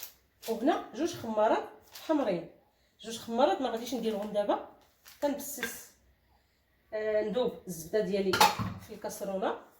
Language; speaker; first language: Arabic; native; Arabic